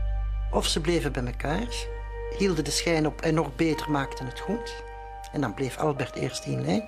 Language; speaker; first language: Dutch; native; Dutch